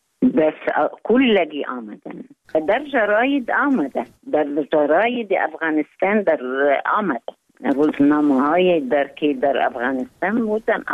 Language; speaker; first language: Persian; non-native, fluent; Arabic